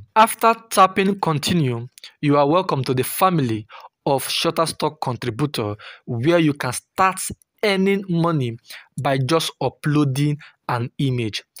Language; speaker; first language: English; non-native, local second language; Igbo